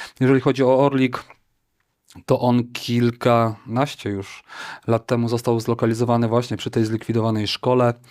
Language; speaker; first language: Polish; native; Polish